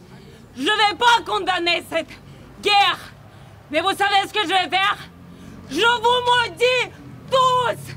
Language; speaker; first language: French; non-native, fluent; Russian